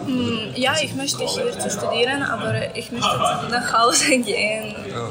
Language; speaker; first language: German; non-native, learner; Ukrainian